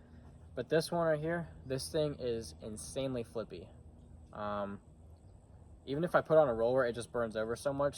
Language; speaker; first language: English; native; English